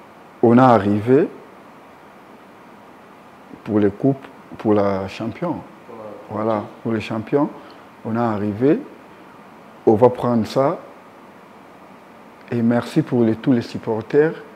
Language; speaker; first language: French; native; French